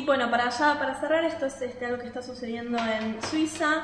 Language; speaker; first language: Spanish; native; Spanish